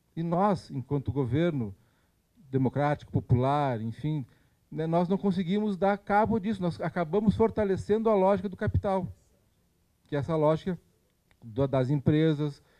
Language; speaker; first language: Portuguese; native; Portuguese